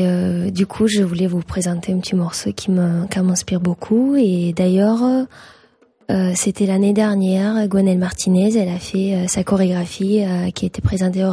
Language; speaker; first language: French; non-native, fluent; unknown